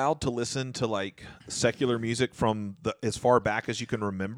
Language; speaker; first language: English; native; English